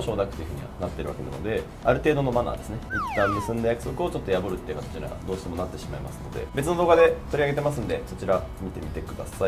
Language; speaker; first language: Japanese; native; Japanese